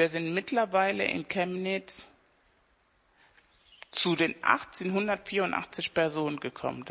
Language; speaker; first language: German; non-native, fluent; Spanish